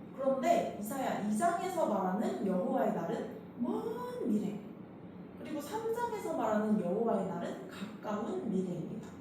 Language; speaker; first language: Korean; native; Korean